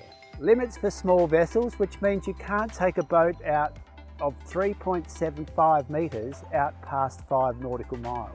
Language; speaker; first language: English; native; English